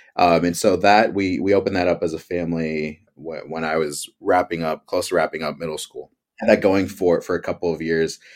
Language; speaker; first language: English; native; English